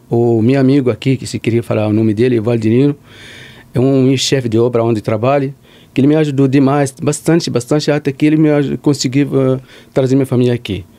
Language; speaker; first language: Portuguese; non-native, learner; Arabic